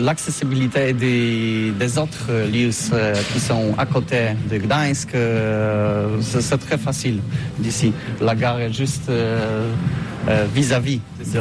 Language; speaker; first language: French; non-native, learner; Polish